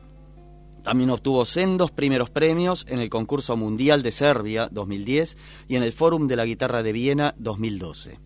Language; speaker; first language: Spanish; native; Spanish